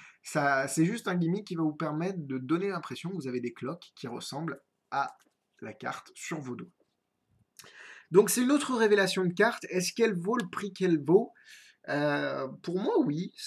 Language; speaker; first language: French; native; French